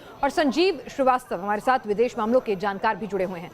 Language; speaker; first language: Hindi; native; Hindi